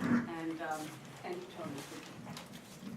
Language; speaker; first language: English; native; English